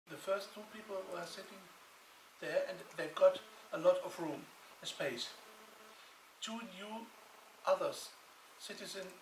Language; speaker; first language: English; non-native, learner; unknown